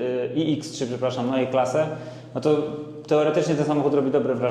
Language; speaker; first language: Polish; native; Polish